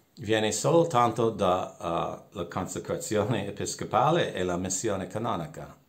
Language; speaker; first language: Italian; non-native, fluent; English